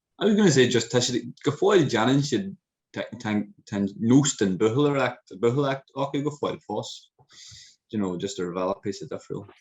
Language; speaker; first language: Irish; non-native, local second language; English